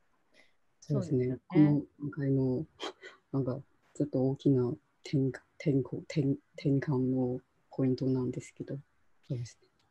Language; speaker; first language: Japanese; non-native, local second language; Chinese